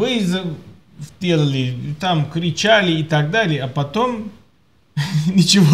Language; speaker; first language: Russian; non-native, fluent; Turkish